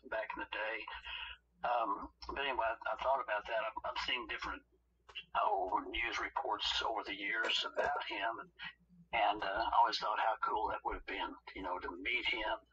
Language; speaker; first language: English; native; English